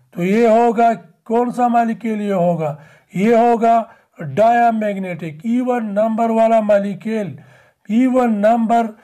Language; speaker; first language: Urdu; non-native, local second language; Pashto